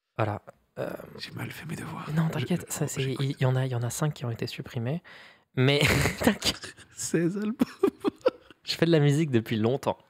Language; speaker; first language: French; native; French